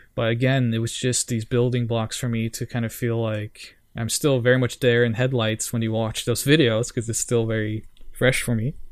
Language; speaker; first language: English; non-native, fluent; Norwegian